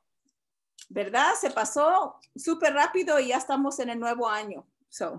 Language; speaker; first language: Spanish; early bilingual, heritage; Spanish